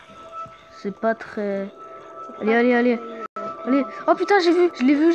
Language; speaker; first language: French; native; French